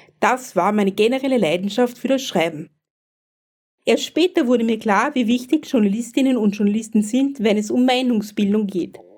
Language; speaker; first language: German; native; German